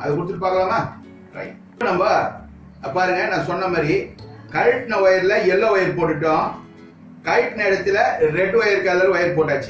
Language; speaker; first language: Tamil; native; Tamil